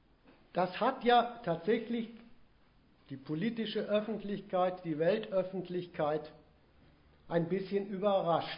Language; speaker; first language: German; native; German